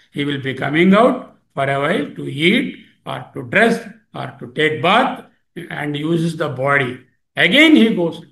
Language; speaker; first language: English; non-native, local second language; Telugu